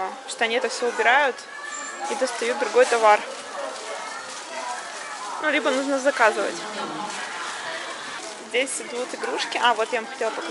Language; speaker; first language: Russian; native; Russian